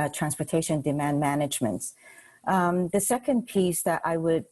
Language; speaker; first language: English; non-native, local second language; Cantonese